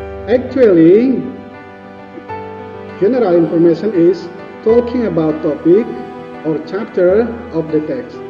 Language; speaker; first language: English; non-native, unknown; Indonesian